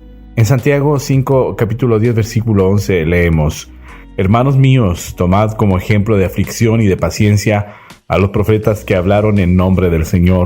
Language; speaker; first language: Spanish; native; Spanish